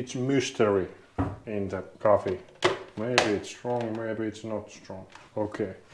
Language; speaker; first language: English; non-native, learner; Finnish